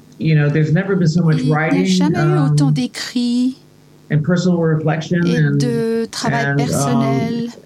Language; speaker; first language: French; non-native, learner; English